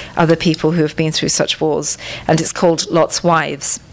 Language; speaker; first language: English; non-native, local second language; Tamil